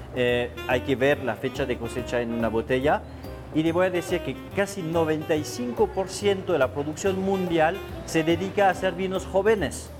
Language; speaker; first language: Spanish; non-native, fluent; French